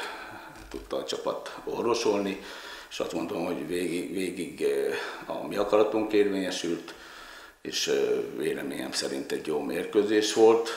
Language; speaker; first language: Hungarian; native; Hungarian